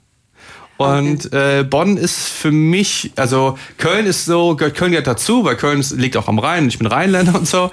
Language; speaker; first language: German; native; German